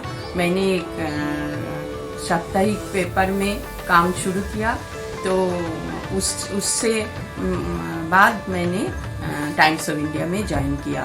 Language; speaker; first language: Hindi; non-native, local second language; Bangla